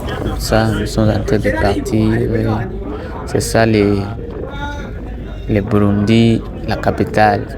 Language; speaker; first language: French; non-native, local second language; Rundi